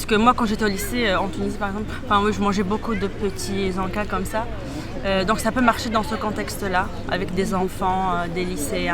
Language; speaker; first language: French; non-native, local second language; Arabic